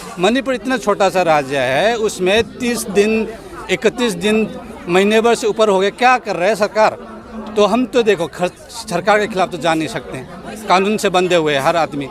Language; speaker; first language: Hindi; non-native, local second language; Manipuri